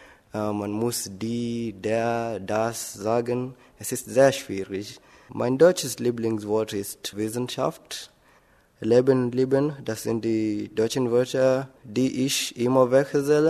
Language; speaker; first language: German; non-native, learner; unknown